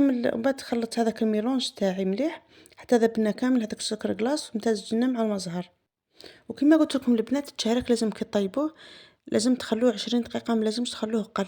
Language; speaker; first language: Arabic; native; Arabic